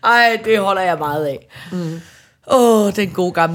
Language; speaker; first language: Danish; native; Danish